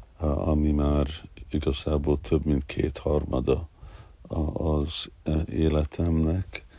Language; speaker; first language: Hungarian; early bilingual, heritage; Hungarian